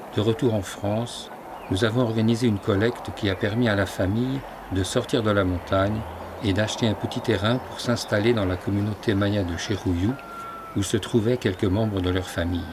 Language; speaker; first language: French; native; French